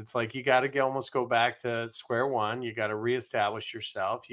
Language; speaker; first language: English; native; English